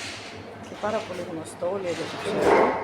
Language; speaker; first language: Greek; non-native, fluent; Russian